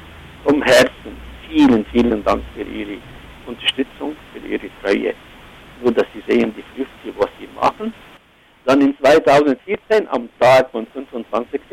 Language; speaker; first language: German; non-native, fluent; Arabic